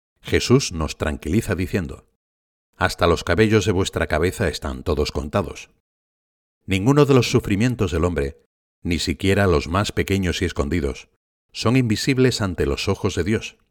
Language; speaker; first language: Spanish; native; Spanish